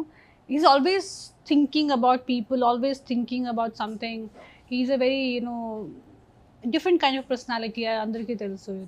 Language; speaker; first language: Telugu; non-native, fluent; Hindi